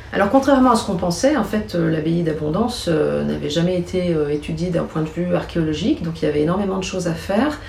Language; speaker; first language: French; native; French